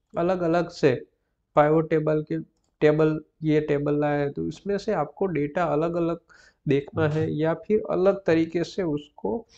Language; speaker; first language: Hindi; non-native, local second language; Gujarati